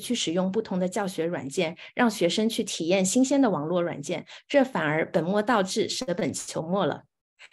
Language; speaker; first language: Chinese; native; Chinese